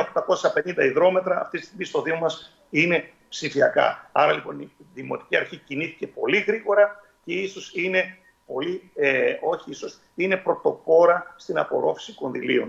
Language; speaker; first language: Greek; native; Greek